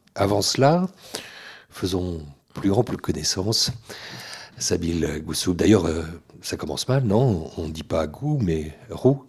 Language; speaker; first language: French; native; French